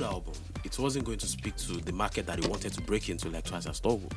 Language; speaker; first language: English; non-native, local second language; Yoruba